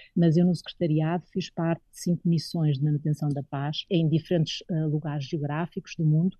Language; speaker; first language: Portuguese; native; Portuguese